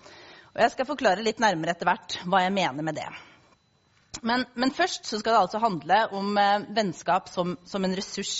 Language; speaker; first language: Norwegian; native; Norwegian